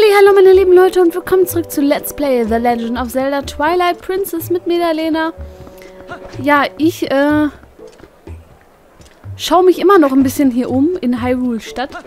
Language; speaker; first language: German; native; German